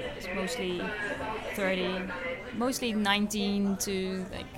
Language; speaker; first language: English; non-native, fluent; Dutch